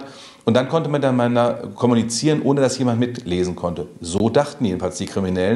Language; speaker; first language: German; native; German